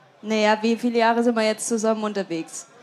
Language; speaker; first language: German; native; German